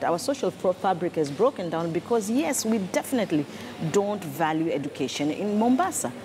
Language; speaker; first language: English; non-native, local second language; Swahili